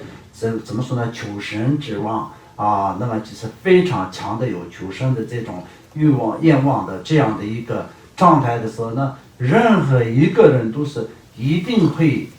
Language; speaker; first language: Chinese; non-native, local second language; Tibetan